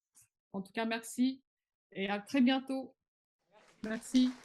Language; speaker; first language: French; non-native, fluent; Chinese